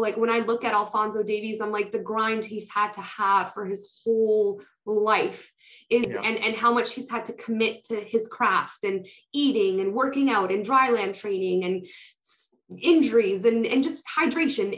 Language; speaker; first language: English; non-native, fluent; Polish